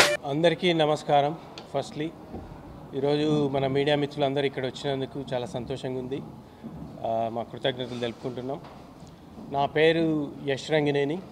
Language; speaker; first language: Telugu; native; Telugu